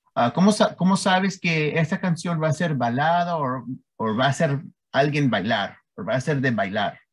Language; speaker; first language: Spanish; early bilingual, heritage; Spanish